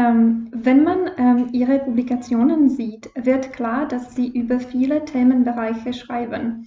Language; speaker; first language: German; non-native, fluent; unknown